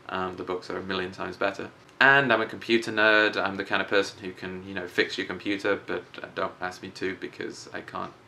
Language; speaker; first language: English; native; English